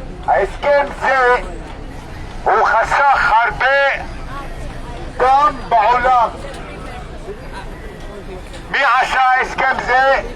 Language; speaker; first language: Hebrew; non-native, local second language; Arabic